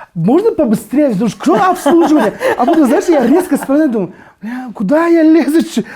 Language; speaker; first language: Russian; non-native, local second language; Kazakh